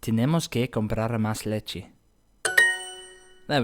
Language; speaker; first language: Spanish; non-native, learner; English